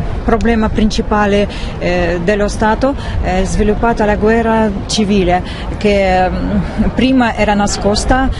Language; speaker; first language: Italian; non-native, learner; Russian